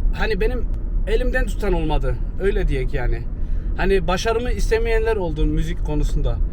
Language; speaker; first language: Turkish; early bilingual, heritage; Turkish